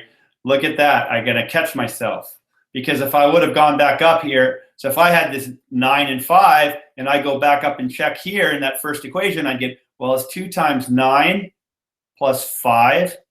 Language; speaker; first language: English; native; English